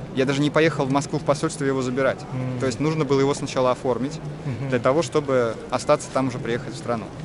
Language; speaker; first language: Russian; native; Russian